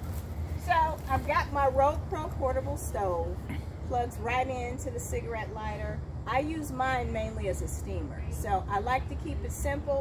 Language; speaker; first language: English; native; English